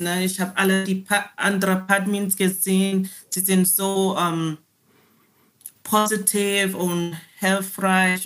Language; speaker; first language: German; non-native, learner; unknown